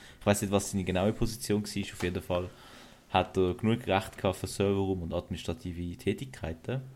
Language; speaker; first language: German; early bilingual, other home language; Kurdish